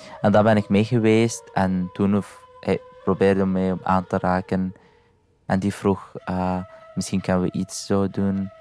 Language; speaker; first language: Dutch; non-native, fluent; Arabic